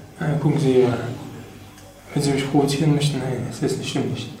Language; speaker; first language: German; early bilingual, other home language; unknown